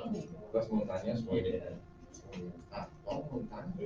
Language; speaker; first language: Spanish; non-native, fluent; English